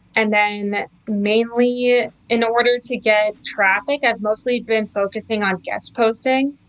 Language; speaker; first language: English; native; English